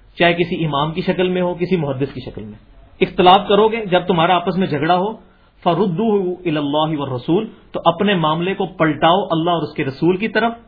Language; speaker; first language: Urdu; non-native, local second language; Punjabi